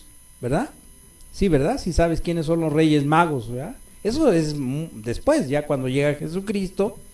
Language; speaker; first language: Spanish; native; Spanish